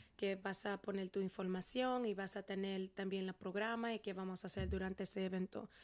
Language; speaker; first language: Spanish; early bilingual, heritage; Spanish